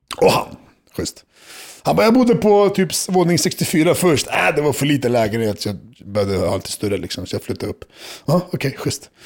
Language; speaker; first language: Swedish; early bilingual, other home language; Serbian